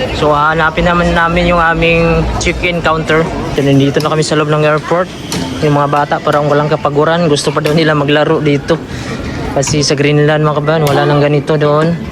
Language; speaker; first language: Filipino; non-native, local second language; Cebuano